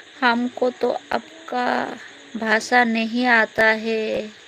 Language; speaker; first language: Hindi; non-native, local second language; Bangla